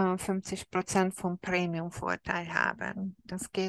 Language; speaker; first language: German; non-native, fluent; Hungarian